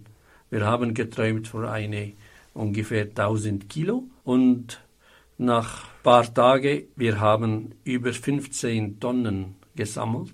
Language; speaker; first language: German; non-native, fluent; Arabic